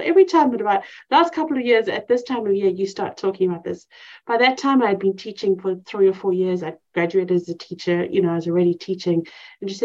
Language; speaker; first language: English; native; English